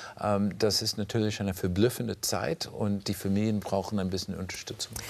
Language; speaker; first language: German; non-native, fluent; English